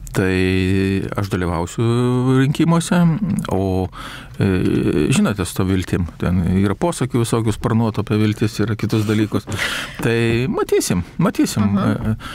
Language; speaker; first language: Lithuanian; native; Lithuanian